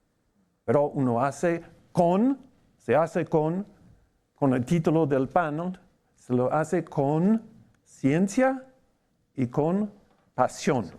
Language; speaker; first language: Spanish; non-native, fluent; English